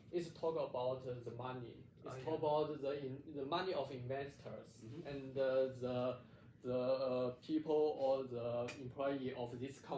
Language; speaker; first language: English; non-native, learner; Chinese